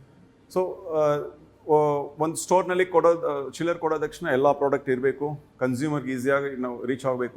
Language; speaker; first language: Kannada; non-native, learner; Tamil